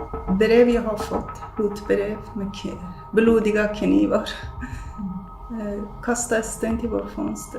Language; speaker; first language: Swedish; non-native, fluent; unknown